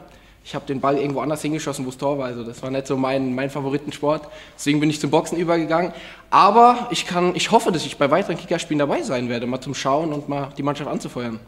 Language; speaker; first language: German; native; German